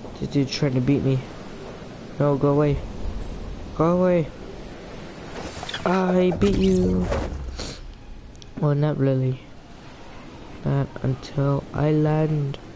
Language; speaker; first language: English; native; English